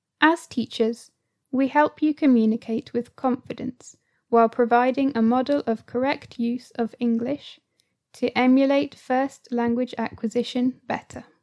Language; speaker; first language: English; native; English